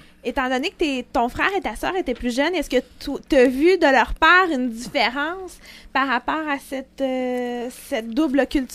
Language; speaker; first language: French; native; French